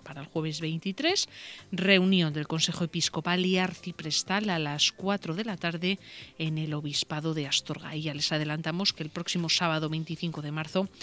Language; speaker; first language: Spanish; native; Spanish